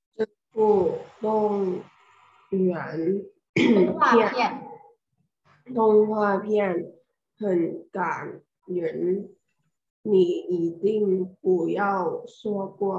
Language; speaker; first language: Chinese; non-native, learner; Thai